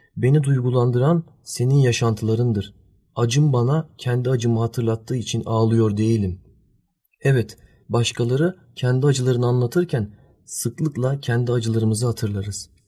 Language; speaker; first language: Turkish; early bilingual, heritage; Turkish